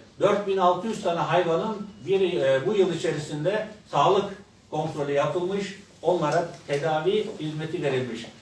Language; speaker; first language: Turkish; native; Turkish